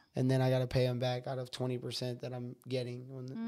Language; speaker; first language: English; native; English